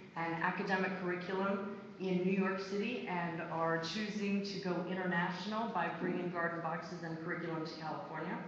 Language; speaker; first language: English; native; English